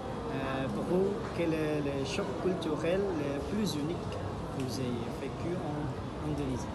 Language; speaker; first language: French; non-native, learner; Indonesian